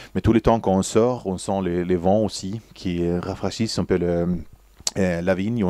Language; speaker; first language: French; non-native, fluent; Swedish